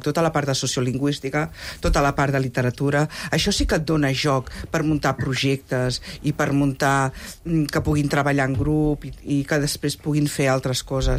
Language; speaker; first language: Catalan; native; Catalan